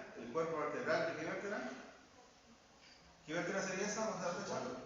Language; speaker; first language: Spanish; native; Spanish